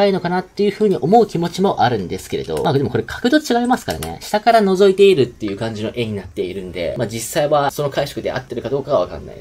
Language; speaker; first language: Japanese; native; Japanese